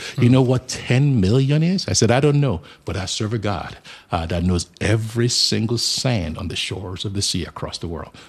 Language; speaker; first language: English; non-native, local second language; Yoruba